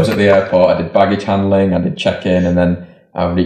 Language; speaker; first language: English; native; English